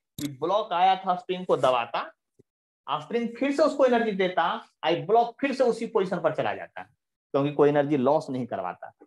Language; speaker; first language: Hindi; native; Hindi